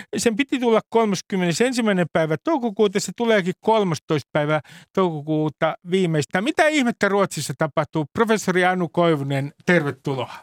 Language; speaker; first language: Finnish; native; Finnish